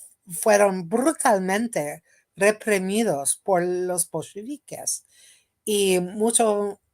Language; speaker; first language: Spanish; non-native, fluent; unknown